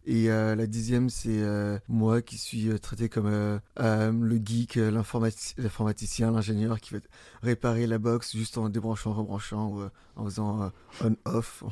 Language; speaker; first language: French; early bilingual, other home language; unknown